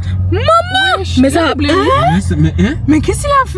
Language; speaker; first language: French; native; French